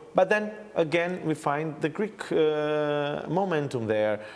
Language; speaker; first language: English; non-native, fluent; Albanian